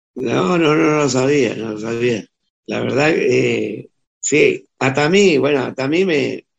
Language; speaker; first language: Spanish; native; Spanish